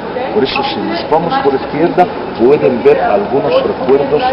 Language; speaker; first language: Spanish; non-native, fluent; Arabic